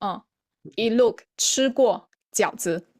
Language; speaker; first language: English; non-native, fluent; Chinese